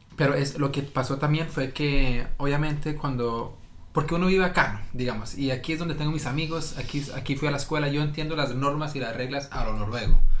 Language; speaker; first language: Spanish; early bilingual, heritage; Norwegian